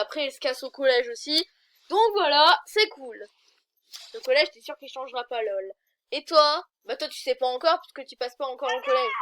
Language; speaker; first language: French; native; French